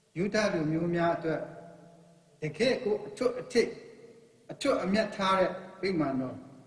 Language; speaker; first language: Burmese; non-native, local second language; Kachin